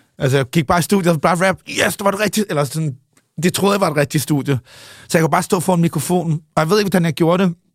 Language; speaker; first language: Danish; early bilingual, other home language; English